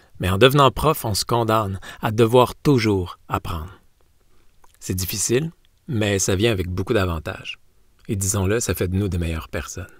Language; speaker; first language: French; native; French